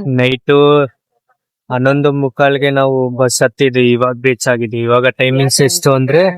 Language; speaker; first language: Kannada; native; Kannada